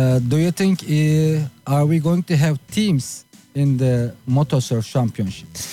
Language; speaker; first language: English; non-native, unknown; Turkish